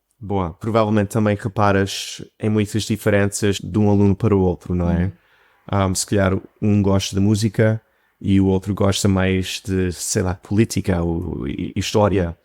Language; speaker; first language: Portuguese; non-native, fluent; English